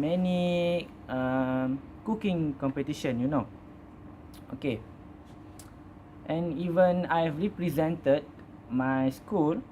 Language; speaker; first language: English; non-native, learner; Malay